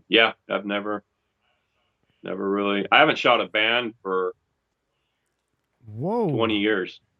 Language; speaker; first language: English; native; English